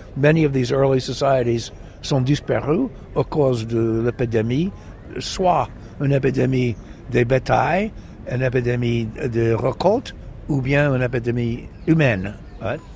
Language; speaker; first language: French; non-native, fluent; English